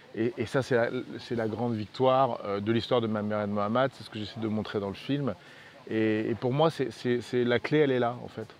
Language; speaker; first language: French; native; French